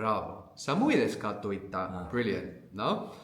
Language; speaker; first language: Japanese; non-native, fluent; English